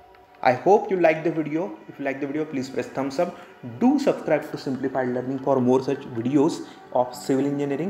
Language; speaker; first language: English; non-native, local second language; Hindi